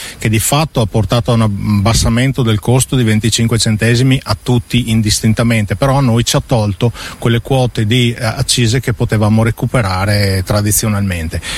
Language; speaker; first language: Italian; native; Italian